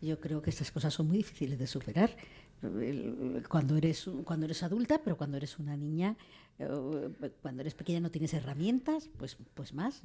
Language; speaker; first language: Spanish; native; Spanish